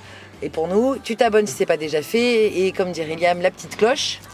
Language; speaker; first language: French; native; French